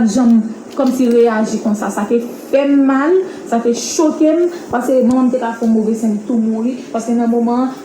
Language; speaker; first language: French; non-native, local second language; Haitian Creole